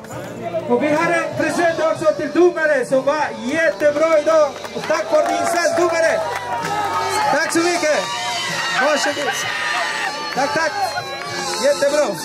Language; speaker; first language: Swedish; non-native, fluent; Spanish